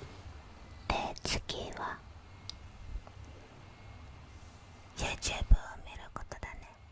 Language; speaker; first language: Japanese; non-native, fluent; Indonesian